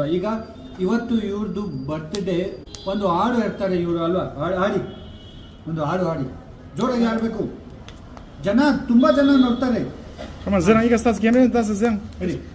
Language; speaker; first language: Kannada; non-native, local second language; Ladakhi